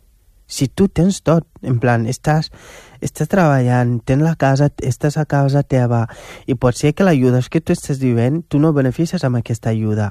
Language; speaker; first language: Catalan; non-native, fluent; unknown